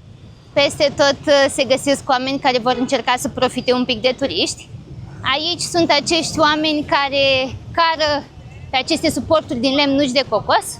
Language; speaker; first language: Romanian; native; Romanian